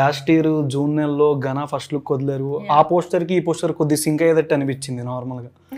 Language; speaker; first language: Telugu; native; Telugu